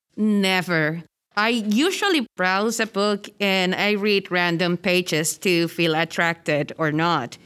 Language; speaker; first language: English; non-native, fluent; Spanish